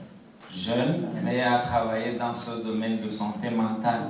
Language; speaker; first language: French; non-native, local second language; Kinyarwanda